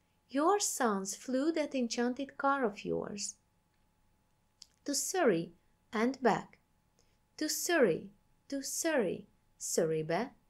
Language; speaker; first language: English; non-native, fluent; Hungarian